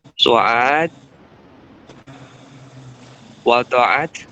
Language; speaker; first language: Arabic; non-native, learner; Indonesian